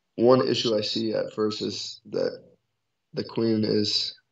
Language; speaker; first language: English; native; English